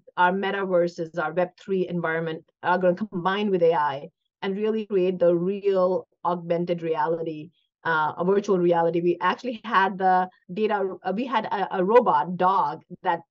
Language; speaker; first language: English; non-native, local second language; Hindi